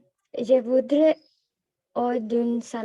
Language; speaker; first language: French; non-native, learner; Sinhala